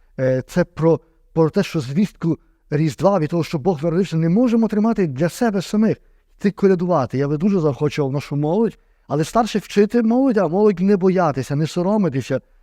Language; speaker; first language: Ukrainian; native; Ukrainian